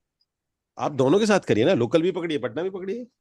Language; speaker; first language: Hindi; native; Hindi